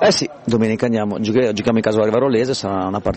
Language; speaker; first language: Italian; native; Italian